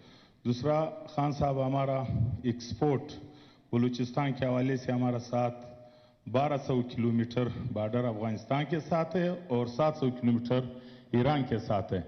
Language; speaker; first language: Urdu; non-native, local second language; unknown